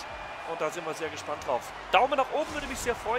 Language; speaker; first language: German; native; German